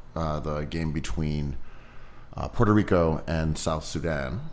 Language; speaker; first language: English; native; English